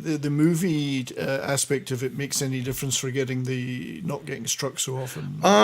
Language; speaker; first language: English; native; English